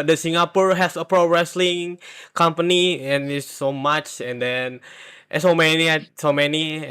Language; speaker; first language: English; non-native, learner; Indonesian